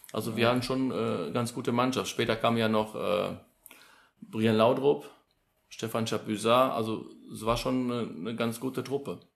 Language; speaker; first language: German; early bilingual, other home language; Polish